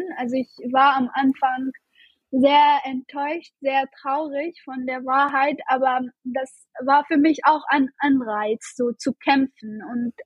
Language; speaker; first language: German; non-native, fluent; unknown